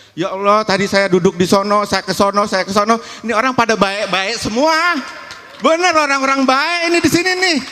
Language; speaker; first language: Indonesian; native; Indonesian